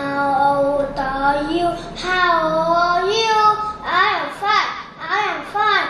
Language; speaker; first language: English; non-native, learner; Vietnamese